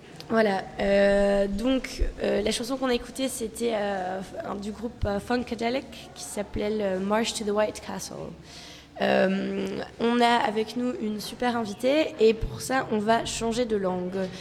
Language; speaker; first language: French; native; French